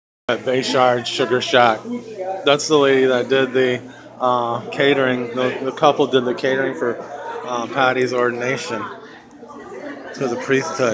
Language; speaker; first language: English; early bilingual, other home language; French